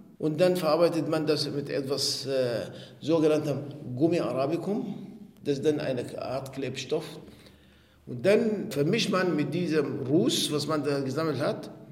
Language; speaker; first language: German; non-native, fluent; Arabic